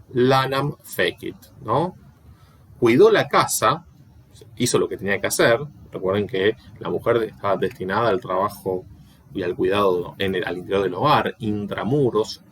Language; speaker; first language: Spanish; native; Spanish